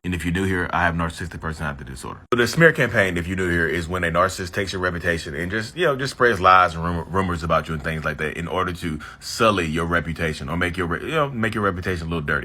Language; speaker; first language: English; native; English